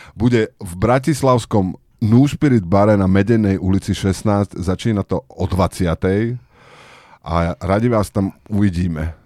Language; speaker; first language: Slovak; native; Slovak